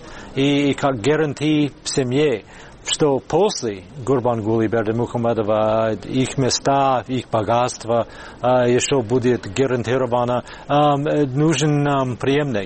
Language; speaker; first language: Russian; non-native, fluent; English